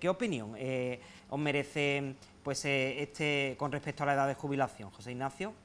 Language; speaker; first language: Spanish; native; Spanish